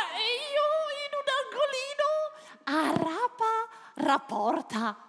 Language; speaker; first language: Italian; native; Italian